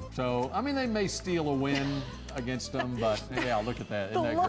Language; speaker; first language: English; native; English